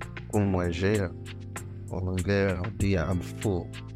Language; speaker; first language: French; non-native, fluent; Yoruba